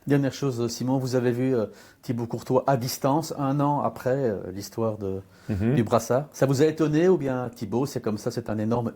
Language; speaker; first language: French; native; French